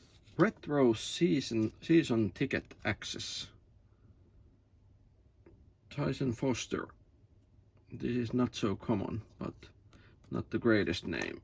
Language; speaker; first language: English; non-native, learner; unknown